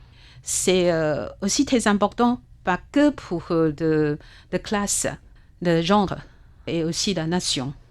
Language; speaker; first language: French; non-native, fluent; Chinese